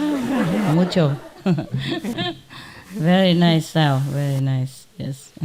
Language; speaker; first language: English; non-native, fluent; Vietnamese